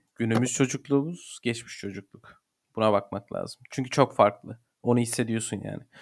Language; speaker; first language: Turkish; native; Turkish